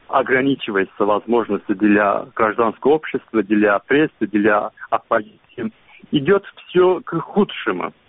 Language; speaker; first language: Russian; non-native, local second language; Azerbaijani